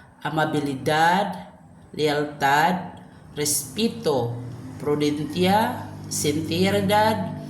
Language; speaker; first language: Spanish; non-native, learner; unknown